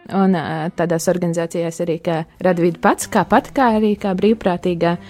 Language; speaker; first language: Latvian; native; Latvian